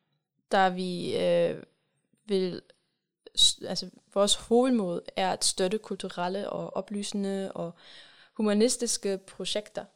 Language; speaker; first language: Danish; non-native, fluent; German